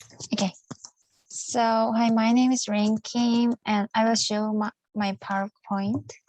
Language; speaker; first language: English; non-native, fluent; Korean